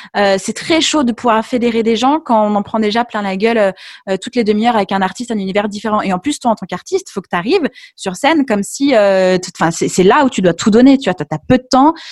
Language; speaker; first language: French; native; French